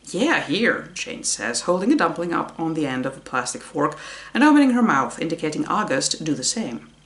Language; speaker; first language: English; non-native, fluent; Greek